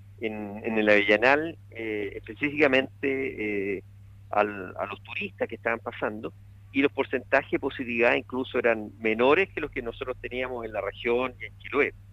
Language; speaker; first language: Spanish; native; Spanish